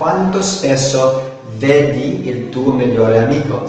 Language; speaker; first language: Italian; non-native, learner; English